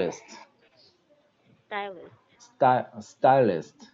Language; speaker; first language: English; non-native, learner; Korean